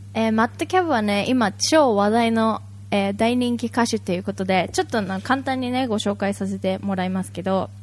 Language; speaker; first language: Japanese; native; Japanese